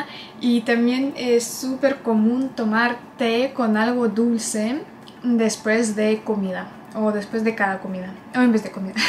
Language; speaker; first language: Spanish; non-native, fluent; Russian